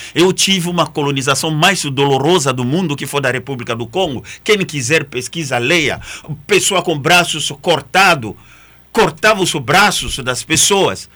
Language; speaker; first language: Portuguese; non-native, fluent; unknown